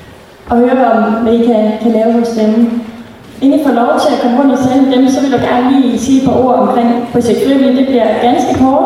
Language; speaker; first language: Danish; native; Danish